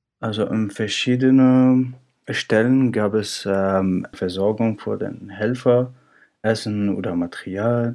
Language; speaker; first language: German; non-native, fluent; Arabic